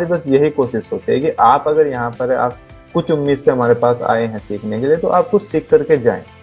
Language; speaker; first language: Hindi; native; Hindi